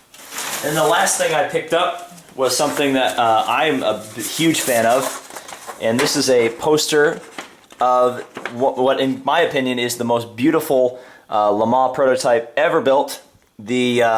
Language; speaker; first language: English; native; English